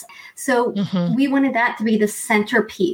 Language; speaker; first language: English; native; English